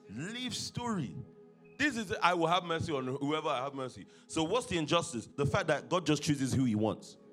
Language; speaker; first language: English; native; English